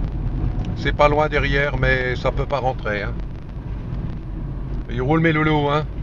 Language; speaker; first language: French; native; French